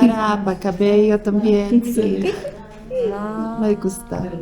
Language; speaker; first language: Spanish; non-native, learner; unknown